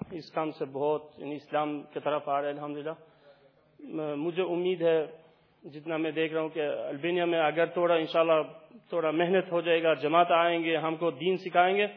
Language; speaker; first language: Urdu; non-native, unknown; Albanian